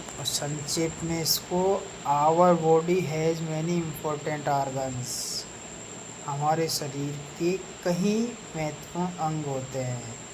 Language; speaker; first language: Hindi; native; Hindi